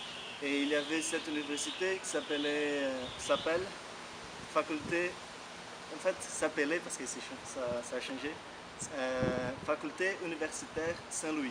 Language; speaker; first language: French; non-native, fluent; Portuguese